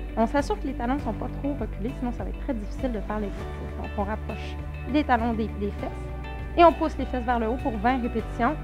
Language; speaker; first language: French; native; French